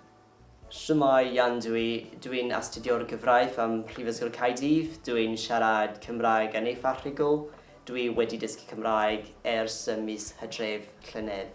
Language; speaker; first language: Welsh; non-native, learner; English